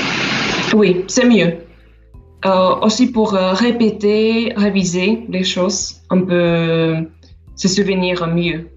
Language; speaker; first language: French; non-native, fluent; Slovak